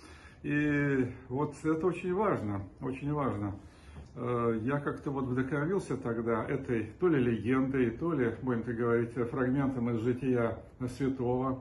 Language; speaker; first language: Russian; native; Russian